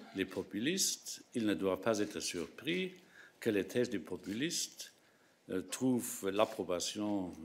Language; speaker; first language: French; non-native, local second language; Luxembourgish